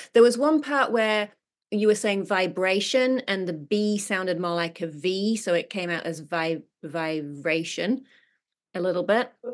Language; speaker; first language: English; native; English